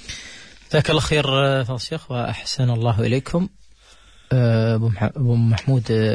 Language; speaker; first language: Arabic; native; Arabic